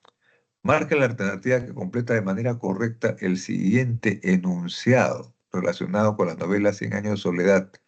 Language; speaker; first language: Spanish; native; Spanish